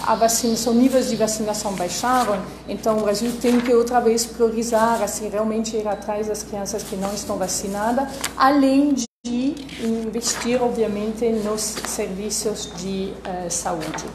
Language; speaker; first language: Portuguese; non-native, fluent; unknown